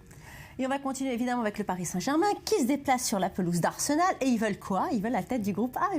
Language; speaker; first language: French; native; French